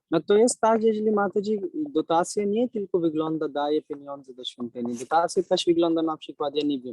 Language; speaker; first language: Polish; non-native, learner; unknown